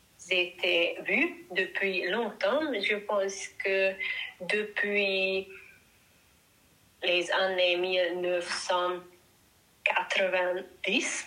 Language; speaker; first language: French; non-native, learner; Hungarian